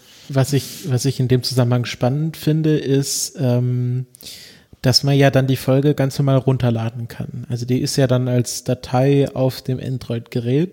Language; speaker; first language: German; native; German